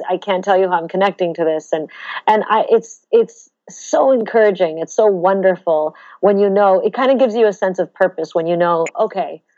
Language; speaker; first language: English; native; English